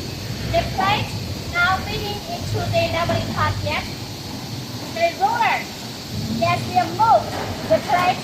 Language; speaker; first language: English; non-native, learner; Chinese